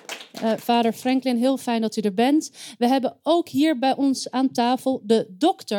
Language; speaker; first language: Dutch; native; Dutch